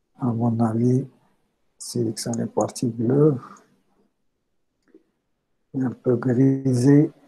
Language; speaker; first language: French; non-native, local second language; Arabic